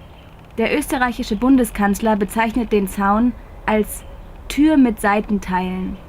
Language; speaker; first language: German; native; German